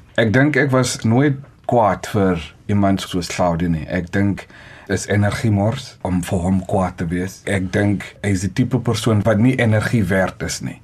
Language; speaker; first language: Afrikaans; non-native, local second language; Xhosa